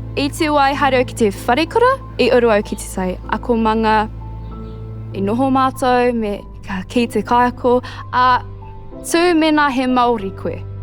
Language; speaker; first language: Māori; non-native, local second language; English